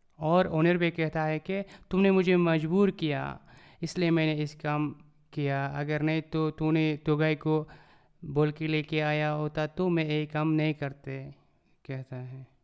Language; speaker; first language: Urdu; non-native, learner; Turkish